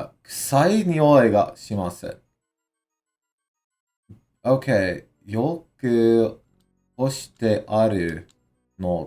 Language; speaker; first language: Japanese; non-native, learner; English